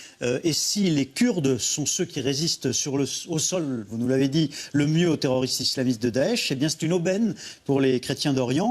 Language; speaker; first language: French; native; French